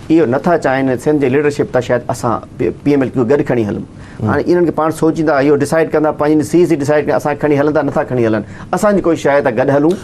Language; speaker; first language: Sindhi; non-native, local second language; Urdu